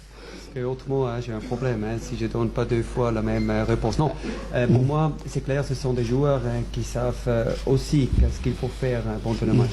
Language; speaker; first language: French; non-native, fluent; German